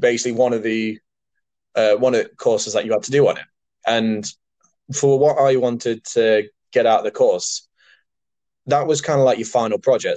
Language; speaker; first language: English; native; English